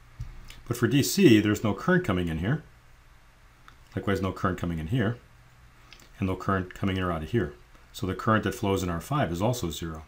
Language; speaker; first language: English; native; English